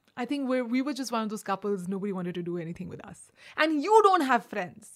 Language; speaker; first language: English; non-native, local second language; Hindi